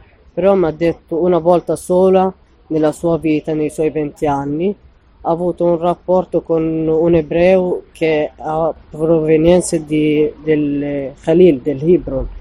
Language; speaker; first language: Italian; non-native, fluent; Arabic